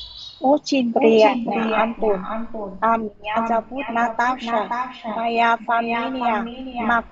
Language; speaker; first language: Russian; non-native, learner; Vietnamese